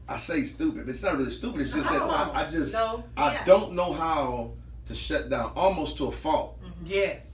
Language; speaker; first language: English; native; English